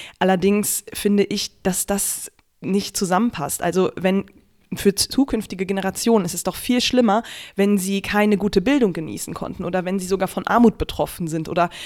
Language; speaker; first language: German; native; German